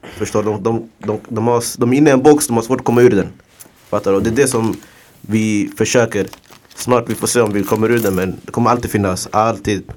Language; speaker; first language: Swedish; early bilingual, other home language; Somali